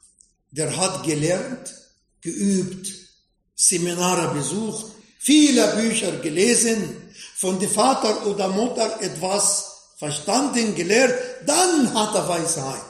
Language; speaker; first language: German; non-native, fluent; Arabic